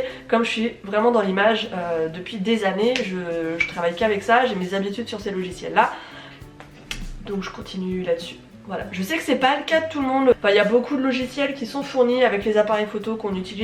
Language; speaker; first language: French; native; French